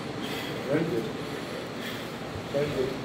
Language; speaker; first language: English; non-native, learner; Portuguese